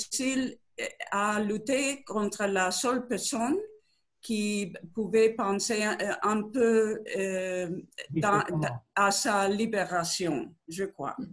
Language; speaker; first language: French; non-native, learner; Spanish